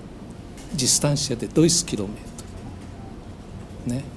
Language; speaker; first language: Portuguese; non-native, learner; Japanese